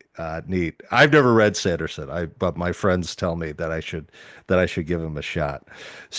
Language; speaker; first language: English; native; English